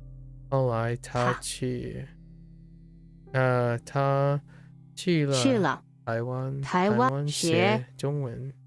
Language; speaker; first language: Chinese; non-native, learner; English